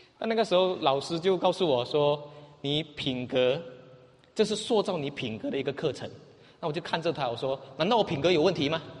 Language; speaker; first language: Chinese; native; Chinese